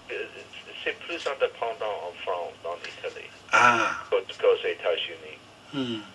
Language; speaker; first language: French; non-native, fluent; English